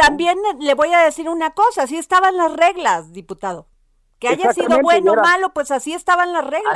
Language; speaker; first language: Spanish; native; Spanish